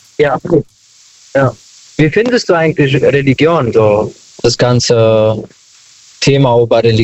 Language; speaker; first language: German; non-native, learner; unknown